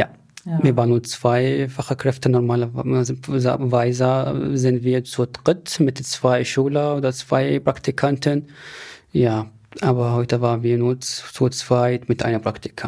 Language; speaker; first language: German; non-native, fluent; Arabic